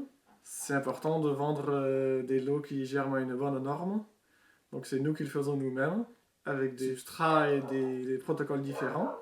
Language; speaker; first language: French; early bilingual, other home language; Dutch